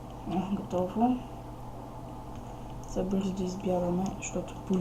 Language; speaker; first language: Bulgarian; native; Bulgarian